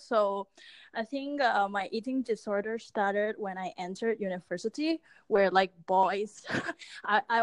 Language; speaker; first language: English; non-native, local second language; Cantonese